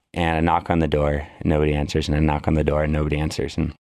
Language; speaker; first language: English; native; English